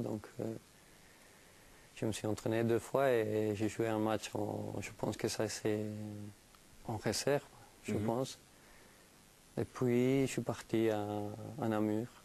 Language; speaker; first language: French; non-native, fluent; Spanish